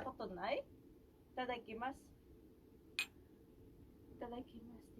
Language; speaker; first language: Japanese; non-native, fluent; Filipino